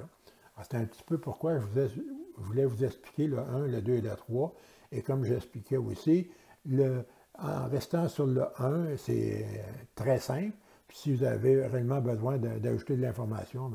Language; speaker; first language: French; native; French